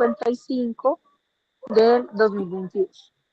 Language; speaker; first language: Spanish; native; Spanish